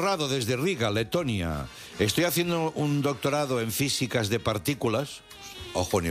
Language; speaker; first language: Spanish; native; Spanish